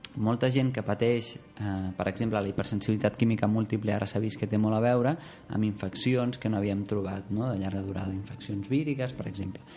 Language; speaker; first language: Catalan; non-native, local second language; Spanish